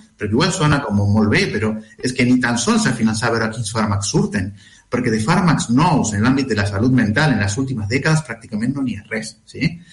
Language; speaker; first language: Catalan; non-native, fluent; Spanish